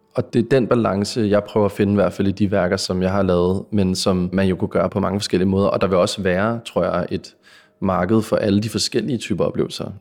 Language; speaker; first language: Danish; native; Danish